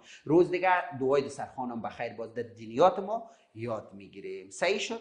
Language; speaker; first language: Persian; native; Persian